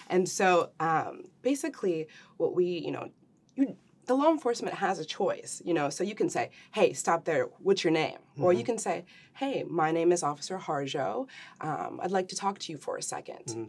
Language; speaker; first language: English; native; English